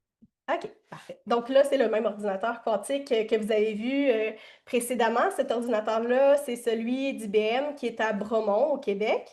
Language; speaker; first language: French; native; French